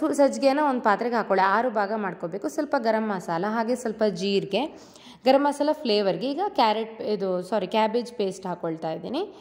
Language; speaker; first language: Kannada; native; Kannada